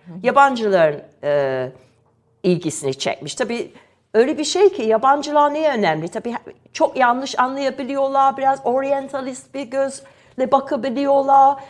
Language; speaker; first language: Turkish; non-native, fluent; English